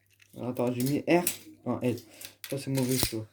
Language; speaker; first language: French; native; French